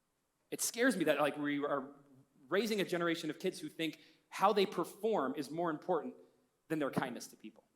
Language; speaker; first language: English; native; English